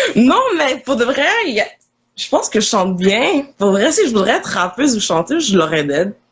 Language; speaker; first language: French; early bilingual, other home language; Haitian Creole